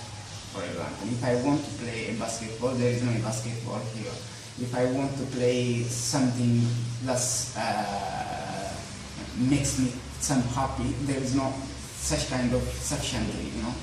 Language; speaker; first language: English; non-native, learner; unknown